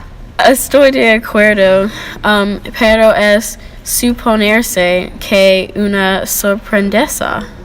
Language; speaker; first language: Spanish; non-native, learner; English